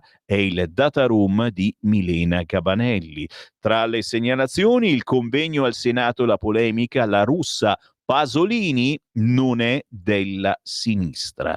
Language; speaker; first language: Italian; native; Italian